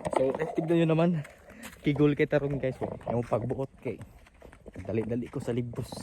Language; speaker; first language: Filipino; non-native, local second language; Cebuano